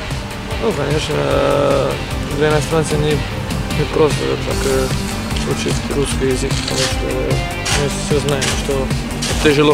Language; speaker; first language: Russian; non-native, learner; Italian